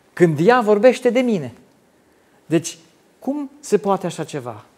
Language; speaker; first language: Romanian; non-native, local second language; German